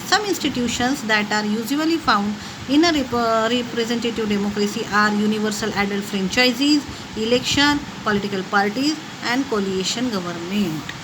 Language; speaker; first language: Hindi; non-native, local second language; Marathi